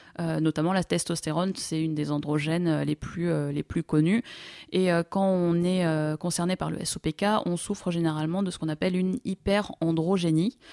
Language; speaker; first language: French; native; French